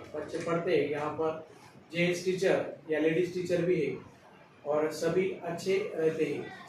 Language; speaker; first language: Hindi; non-native, local second language; Marathi